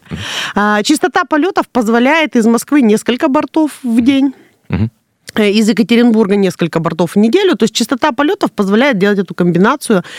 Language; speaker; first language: Russian; native; Russian